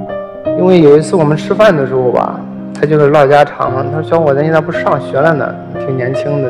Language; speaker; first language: Chinese; native; Chinese